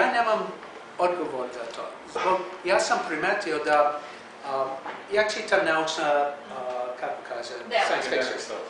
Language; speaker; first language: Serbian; non-native, learner; English